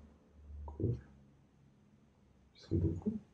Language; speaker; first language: French; native; French